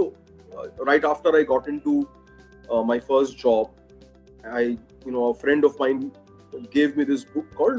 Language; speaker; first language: English; non-native, local second language; Bangla